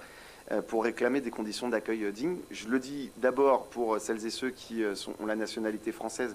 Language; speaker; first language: French; native; French